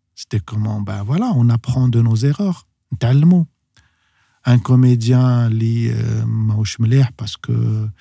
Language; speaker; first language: French; non-native, local second language; Arabic